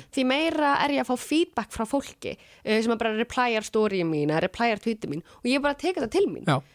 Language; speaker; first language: Icelandic; early bilingual, other home language; Kurdish